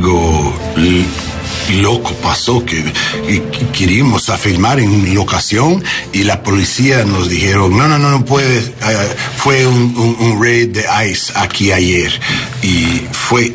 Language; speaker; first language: Spanish; non-native, learner; English